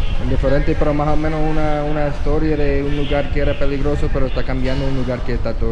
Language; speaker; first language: Spanish; non-native, learner; English